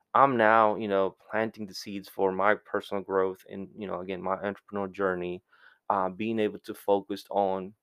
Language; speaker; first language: English; early bilingual, other home language; Spanish